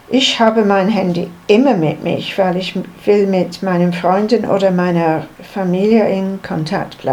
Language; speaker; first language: German; non-native, learner; English